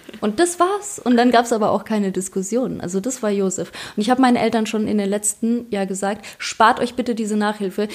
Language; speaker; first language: German; early bilingual, other home language; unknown